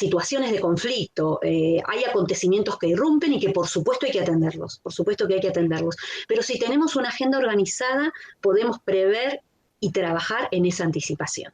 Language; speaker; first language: Spanish; native; Spanish